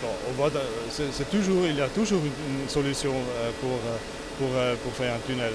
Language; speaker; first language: French; non-native, local second language; Italian